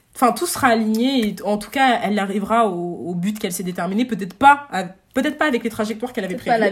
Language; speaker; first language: French; native; French